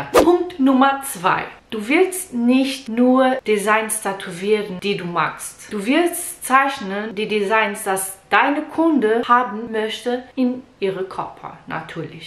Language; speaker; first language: German; non-native, learner; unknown